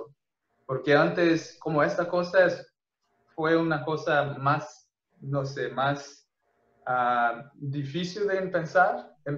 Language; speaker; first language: Spanish; non-native, fluent; Portuguese